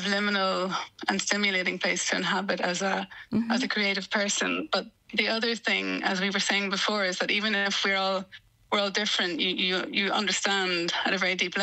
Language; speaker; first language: English; native; English